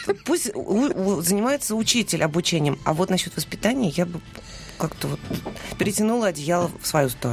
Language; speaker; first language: Russian; native; Russian